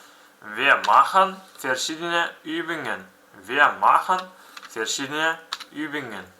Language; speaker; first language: German; non-native, fluent; Uzbek